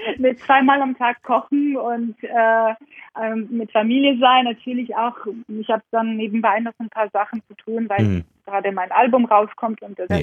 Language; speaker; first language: German; non-native, fluent; Georgian